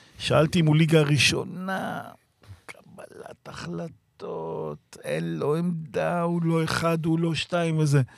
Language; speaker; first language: Hebrew; native; Hebrew